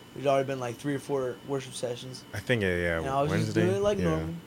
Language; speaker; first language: English; native; English